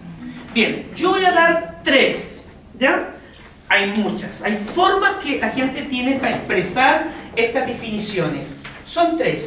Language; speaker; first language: Spanish; native; Spanish